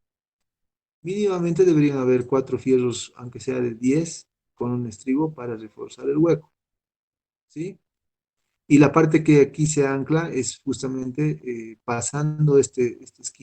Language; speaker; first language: Spanish; native; Spanish